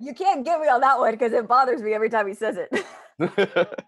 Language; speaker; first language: English; native; English